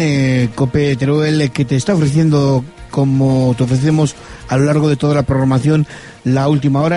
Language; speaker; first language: Spanish; native; Spanish